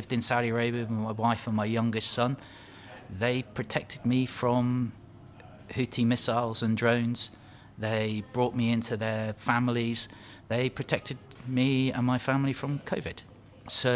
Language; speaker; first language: English; native; English